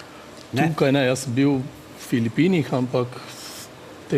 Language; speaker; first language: Slovenian; native; Slovenian